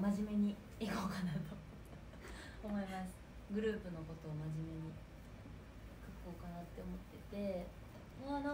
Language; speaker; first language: Japanese; native; Japanese